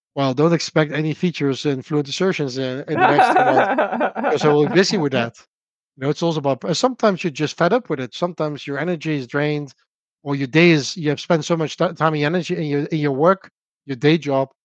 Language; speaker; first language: English; non-native, fluent; Dutch